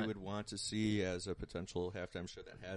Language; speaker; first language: English; native; English